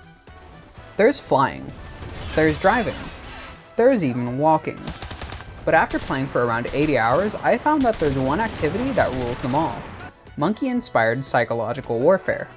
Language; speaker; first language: English; native; English